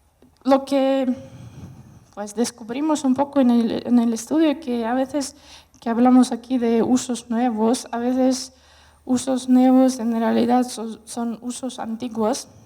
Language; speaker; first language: Spanish; non-native, fluent; Russian